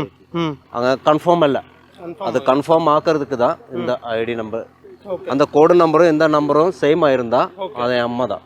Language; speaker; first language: Tamil; non-native, local second language; Malayalam